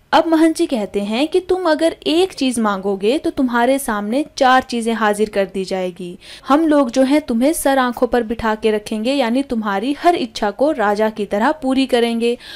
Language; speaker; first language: Hindi; native; Hindi